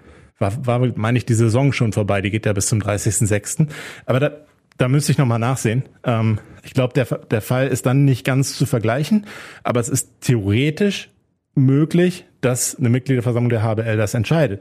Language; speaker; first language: German; native; German